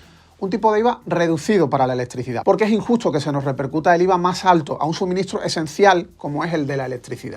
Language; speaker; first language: Spanish; native; Spanish